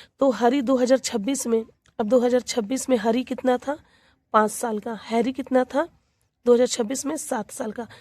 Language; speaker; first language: Hindi; native; Hindi